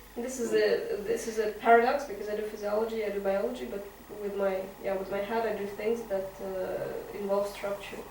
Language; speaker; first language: English; non-native, fluent; Russian